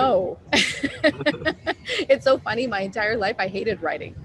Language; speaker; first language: English; native; English